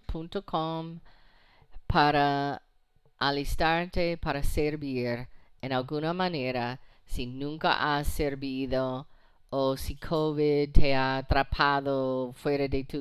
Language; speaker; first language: Spanish; non-native, fluent; English